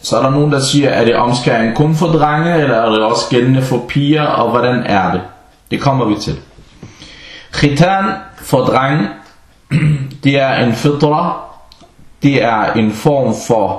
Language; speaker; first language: Danish; non-native, fluent; Arabic